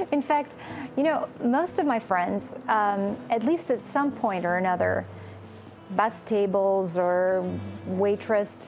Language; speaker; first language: English; non-native, fluent; Romanian